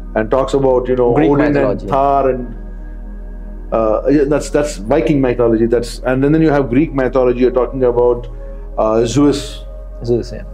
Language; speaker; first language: English; non-native, local second language; Telugu